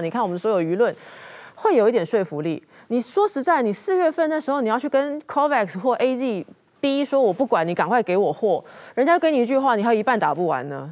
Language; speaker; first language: Chinese; native; Chinese